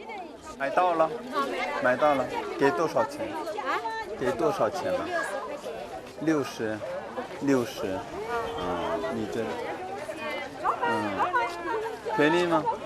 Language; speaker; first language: Chinese; non-native, fluent; Korean